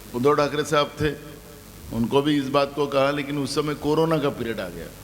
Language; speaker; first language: Hindi; non-native, local second language; Marathi